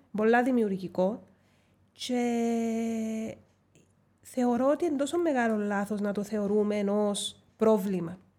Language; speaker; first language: Greek; native; Greek